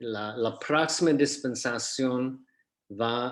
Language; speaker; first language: Spanish; non-native, fluent; English